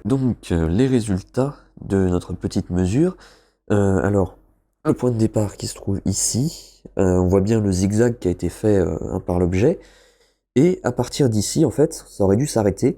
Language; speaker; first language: French; native; French